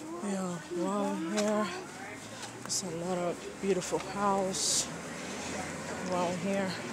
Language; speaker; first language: English; non-native, fluent; Spanish